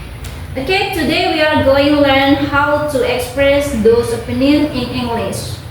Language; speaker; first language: English; non-native, local second language; Indonesian